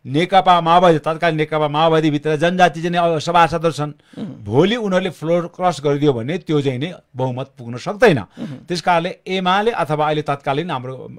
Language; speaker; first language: Nepali; non-native, local second language; Sherpa